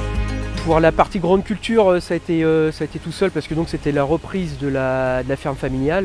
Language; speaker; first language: French; native; French